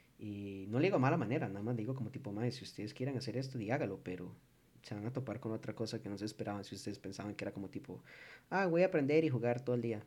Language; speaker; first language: Spanish; early bilingual, heritage; English